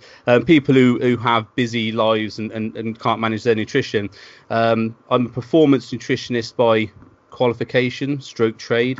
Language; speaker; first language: English; native; English